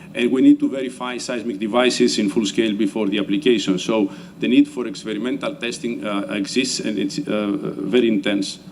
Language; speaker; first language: English; non-native, fluent; Italian